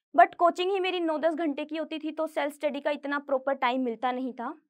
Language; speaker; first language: Hindi; native; Hindi